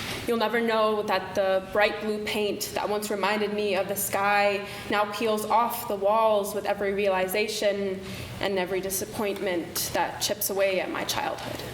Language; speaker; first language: English; native; English